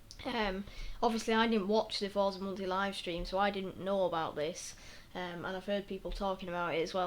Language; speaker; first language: English; native; English